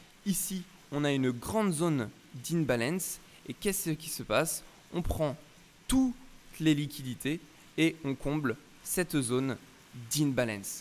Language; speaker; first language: French; native; French